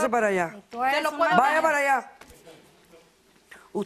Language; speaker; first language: Spanish; native; Spanish